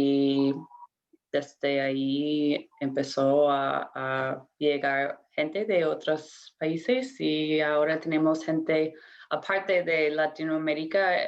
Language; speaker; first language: Spanish; non-native, fluent; English